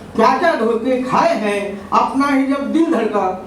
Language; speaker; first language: Hindi; non-native, local second language; Marathi